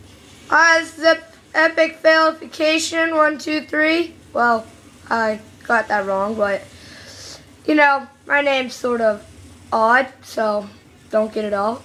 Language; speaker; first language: English; native; English